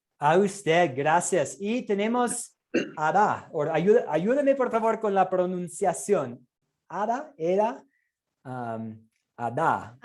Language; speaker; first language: Spanish; non-native, fluent; English